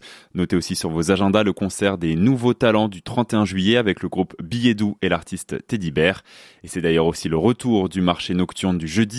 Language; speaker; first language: French; native; French